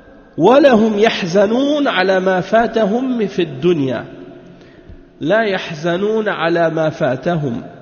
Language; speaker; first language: Arabic; non-native, fluent; French